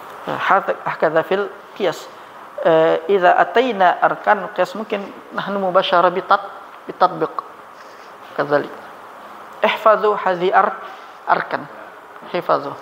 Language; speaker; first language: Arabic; non-native, learner; Malay